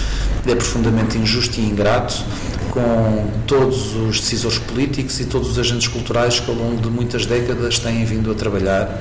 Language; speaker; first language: Portuguese; native; Portuguese